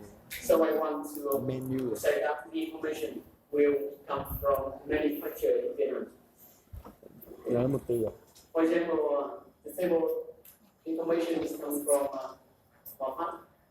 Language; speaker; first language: English; non-native, fluent; Vietnamese